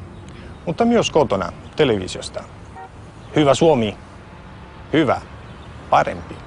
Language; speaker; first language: Finnish; non-native, fluent; Italian